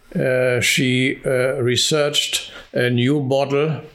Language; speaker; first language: English; non-native, fluent; Hungarian